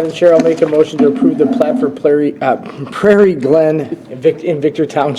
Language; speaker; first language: English; native; English